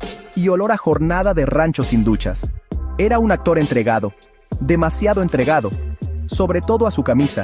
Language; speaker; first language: Spanish; native; Spanish